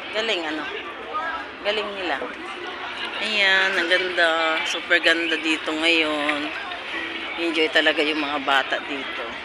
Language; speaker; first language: Filipino; non-native, local second language; Cebuano